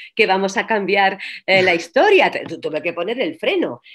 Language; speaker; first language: Spanish; native; Spanish